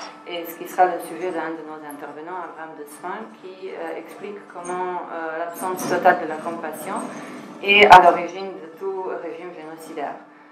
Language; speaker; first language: French; non-native, fluent; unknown